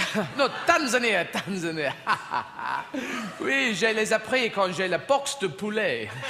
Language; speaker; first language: French; non-native, learner; English